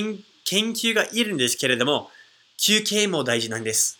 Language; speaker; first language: Japanese; non-native, fluent; English